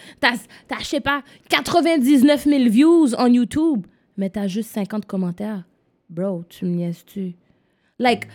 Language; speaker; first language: French; non-native, local second language; English